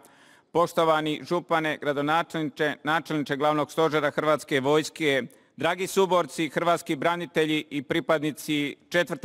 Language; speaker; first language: Bosnian; native; Bosnian